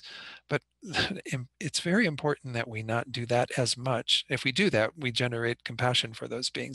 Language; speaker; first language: English; native; English